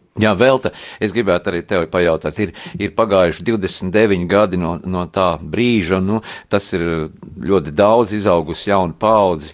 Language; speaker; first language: Latvian; native; Latvian